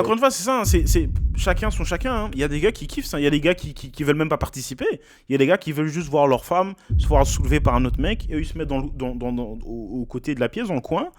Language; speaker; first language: French; native; French